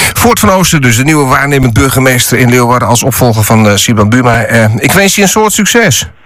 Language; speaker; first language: Dutch; non-native, local second language; Western Frisian